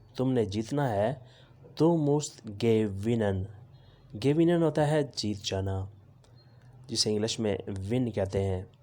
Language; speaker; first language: Urdu; native; Urdu